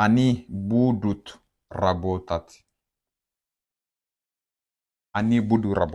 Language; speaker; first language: Russian; non-native, fluent; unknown